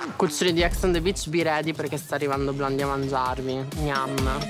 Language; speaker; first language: Italian; native; Italian